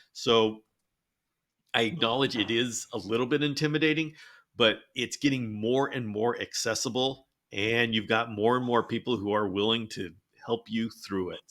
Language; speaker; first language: English; native; English